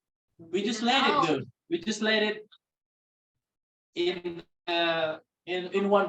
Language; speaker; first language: English; non-native, local second language; Indonesian